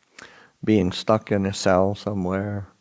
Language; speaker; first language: English; native; English